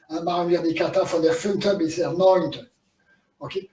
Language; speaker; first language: German; non-native, learner; French